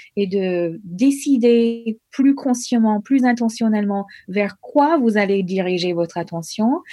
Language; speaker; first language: French; non-native, fluent; English